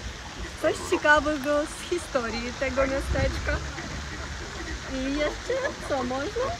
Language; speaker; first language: Polish; non-native, learner; Russian